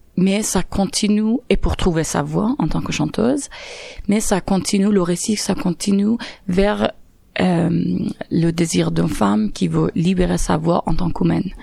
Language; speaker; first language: French; non-native, fluent; Persian